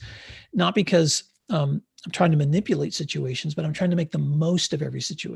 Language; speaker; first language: English; native; English